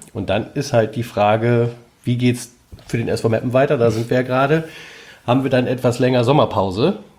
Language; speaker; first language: German; native; German